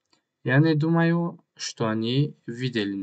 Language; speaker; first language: Russian; non-native, learner; Tajik